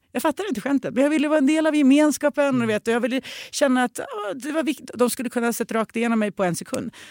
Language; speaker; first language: Swedish; early bilingual, other home language; Russian